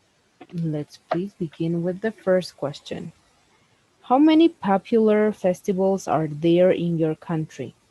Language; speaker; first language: English; non-native, fluent; Spanish